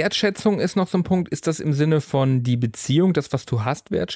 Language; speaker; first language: German; native; German